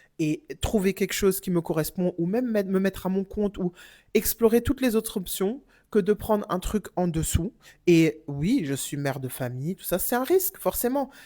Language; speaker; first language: French; non-native, fluent; German